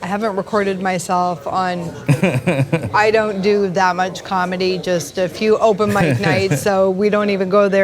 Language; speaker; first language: English; native; English